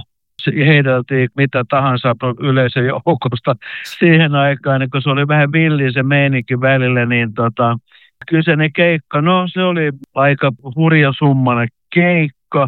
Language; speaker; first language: Finnish; native; Finnish